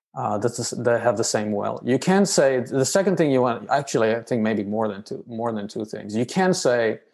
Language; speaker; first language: English; non-native, fluent; Romanian